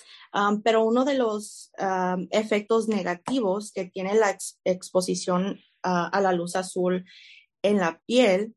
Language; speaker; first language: Spanish; early bilingual, heritage; Spanish